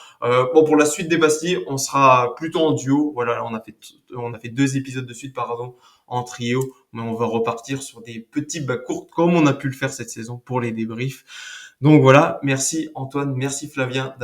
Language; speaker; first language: French; native; French